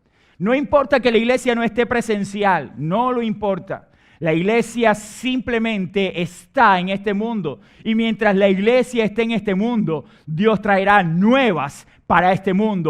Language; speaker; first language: Spanish; native; Spanish